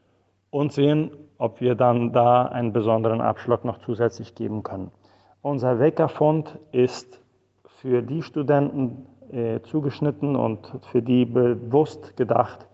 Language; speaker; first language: German; non-native, fluent; Spanish